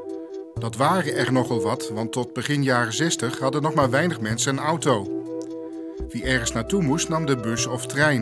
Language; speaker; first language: Dutch; native; Dutch